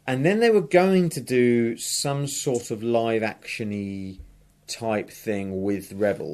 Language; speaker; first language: English; native; English